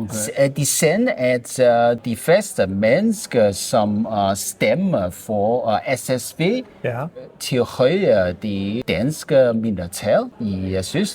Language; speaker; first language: Danish; non-native, learner; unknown